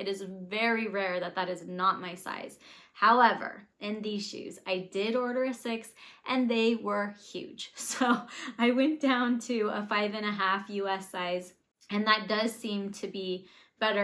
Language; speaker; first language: English; native; English